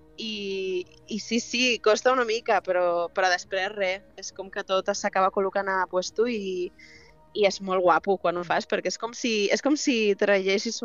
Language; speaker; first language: Catalan; native; Catalan